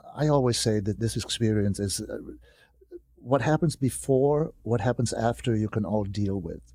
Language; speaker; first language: English; non-native, fluent; German